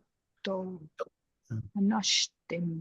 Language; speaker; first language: Japanese; non-native, learner; English